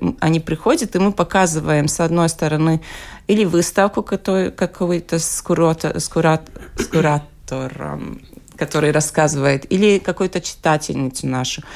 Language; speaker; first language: Russian; non-native, local second language; Latvian